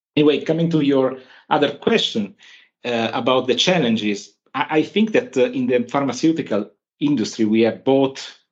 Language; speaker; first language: English; non-native, fluent; Italian